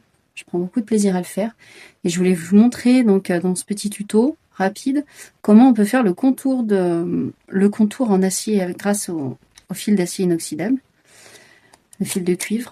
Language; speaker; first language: French; native; French